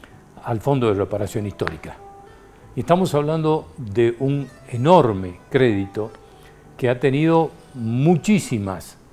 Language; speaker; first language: Spanish; native; Spanish